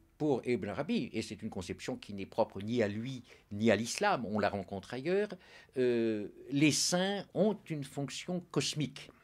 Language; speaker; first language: French; native; French